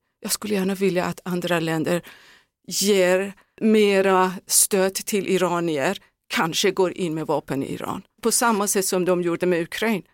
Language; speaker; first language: Swedish; non-native, fluent; Persian